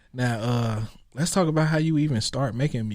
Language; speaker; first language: English; native; English